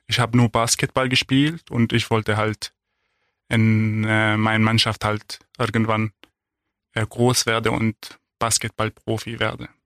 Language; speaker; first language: German; non-native, fluent; Arabic